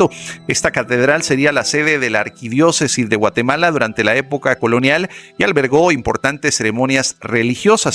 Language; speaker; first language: Spanish; native; Spanish